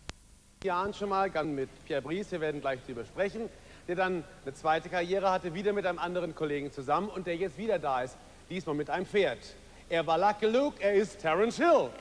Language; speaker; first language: German; native; German